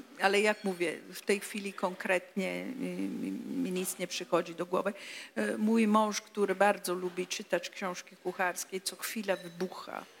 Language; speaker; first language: Polish; non-native, fluent; Italian